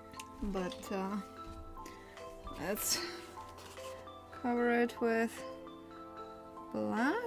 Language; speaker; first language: English; non-native, fluent; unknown